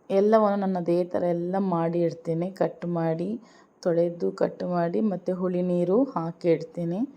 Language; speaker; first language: Kannada; non-native, local second language; Urdu